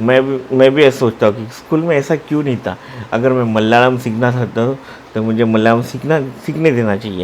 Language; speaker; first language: Hindi; non-native, local second language; Marathi